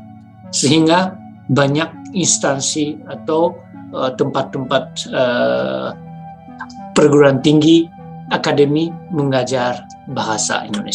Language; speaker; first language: Indonesian; non-native, fluent; Japanese